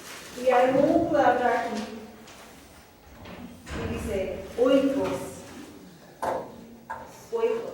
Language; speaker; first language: Spanish; non-native, fluent; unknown